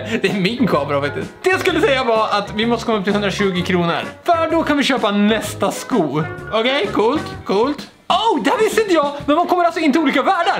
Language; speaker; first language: Swedish; native; Swedish